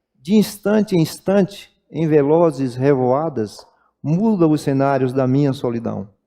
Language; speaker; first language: Portuguese; native; Portuguese